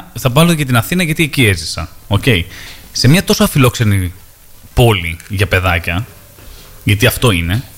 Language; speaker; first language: Greek; native; Greek